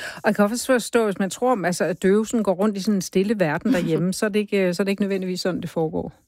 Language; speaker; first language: Danish; native; Danish